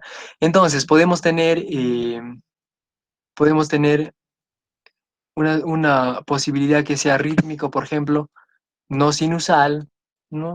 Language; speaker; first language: Spanish; native; Spanish